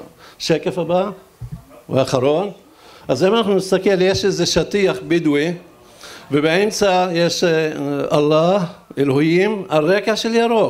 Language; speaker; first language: Hebrew; non-native, local second language; Arabic